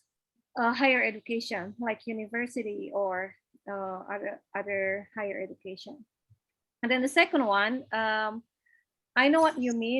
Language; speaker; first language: English; non-native, fluent; Indonesian